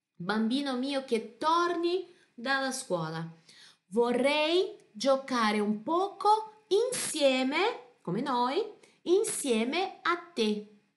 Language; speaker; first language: Italian; non-native, fluent; Portuguese